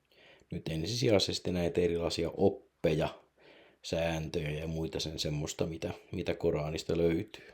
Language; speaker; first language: Finnish; native; Finnish